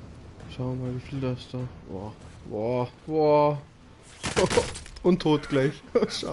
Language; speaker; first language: German; native; German